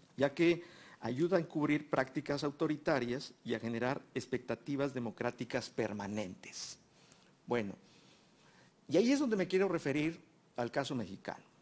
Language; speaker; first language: Spanish; native; Spanish